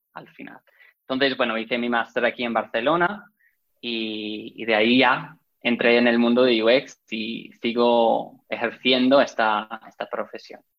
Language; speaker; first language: Spanish; non-native, fluent; English